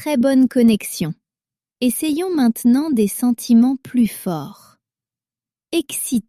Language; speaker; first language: French; native; French